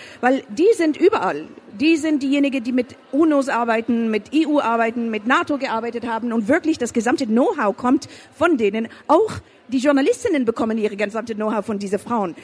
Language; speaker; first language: German; non-native, fluent; Persian